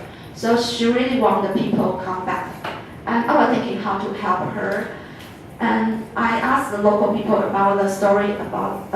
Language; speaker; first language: English; non-native, fluent; Chinese